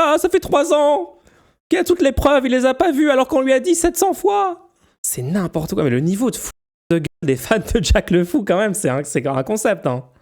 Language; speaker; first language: French; native; French